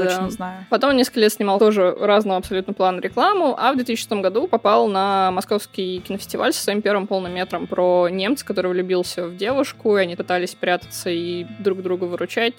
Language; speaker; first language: Russian; native; Russian